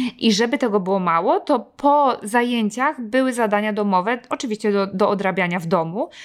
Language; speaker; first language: Polish; native; Polish